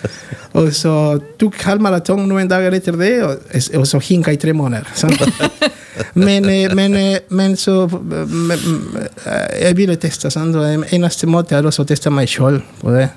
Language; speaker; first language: Norwegian; non-native, fluent; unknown